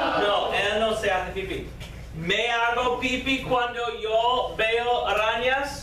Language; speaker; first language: Spanish; non-native, fluent; English